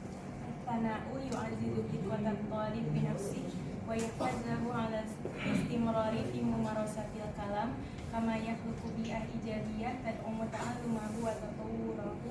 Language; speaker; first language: Arabic; non-native, learner; Indonesian